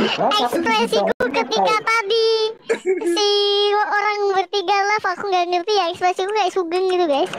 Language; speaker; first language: Indonesian; native; Indonesian